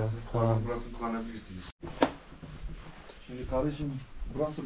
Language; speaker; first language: Turkish; non-native, fluent; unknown